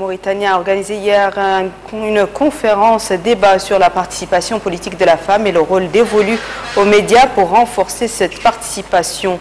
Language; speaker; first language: French; non-native, local second language; Arabic